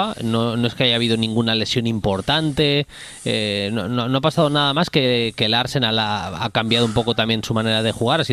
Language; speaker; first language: Spanish; native; Spanish